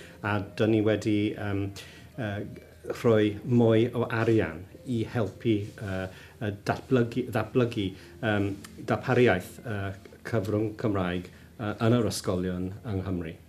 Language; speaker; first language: Welsh; non-native, local second language; English